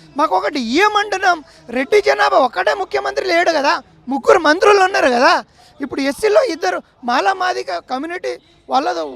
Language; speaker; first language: Telugu; non-native, local second language; Lambadi